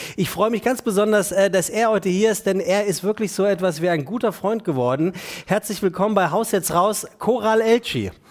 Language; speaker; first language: German; native; German